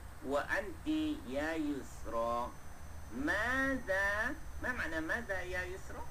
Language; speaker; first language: Arabic; non-native, fluent; Malay